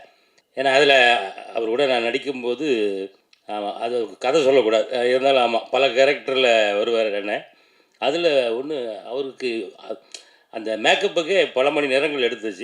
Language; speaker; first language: Tamil; native; Tamil